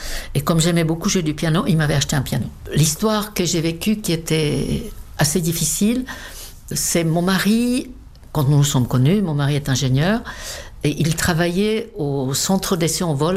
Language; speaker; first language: French; non-native, fluent; Czech